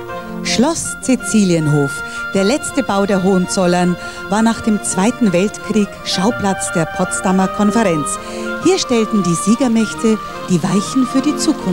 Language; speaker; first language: German; native; German